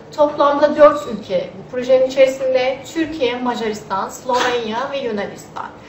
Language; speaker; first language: Turkish; native; Turkish